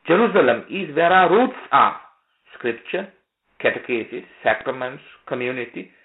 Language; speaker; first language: English; non-native, local second language; Sinhala